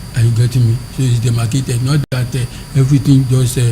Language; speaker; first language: English; non-native, local second language; Yoruba